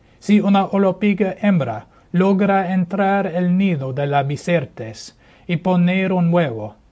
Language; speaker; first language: Spanish; non-native, fluent; English